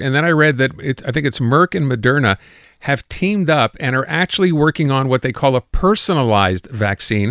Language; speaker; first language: English; native; English